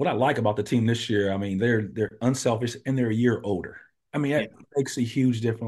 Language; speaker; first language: English; native; English